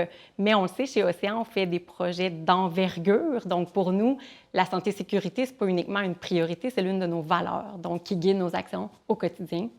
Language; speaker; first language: French; native; French